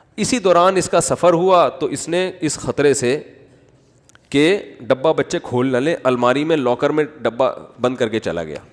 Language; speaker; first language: Urdu; native; Urdu